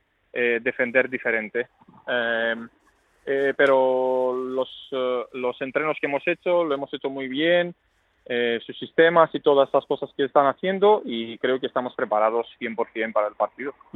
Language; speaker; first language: Spanish; non-native, fluent; Greek